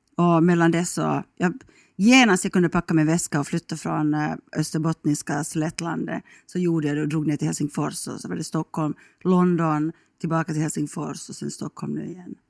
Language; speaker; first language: Swedish; native; Swedish